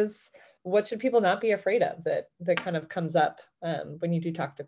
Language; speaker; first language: English; native; English